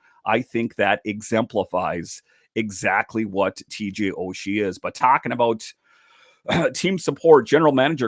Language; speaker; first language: English; native; English